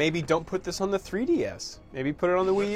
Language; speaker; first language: English; native; English